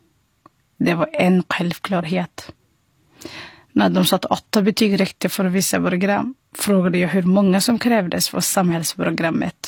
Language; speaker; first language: Swedish; non-native, fluent; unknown